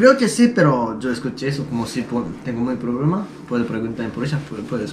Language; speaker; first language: Spanish; non-native, learner; Japanese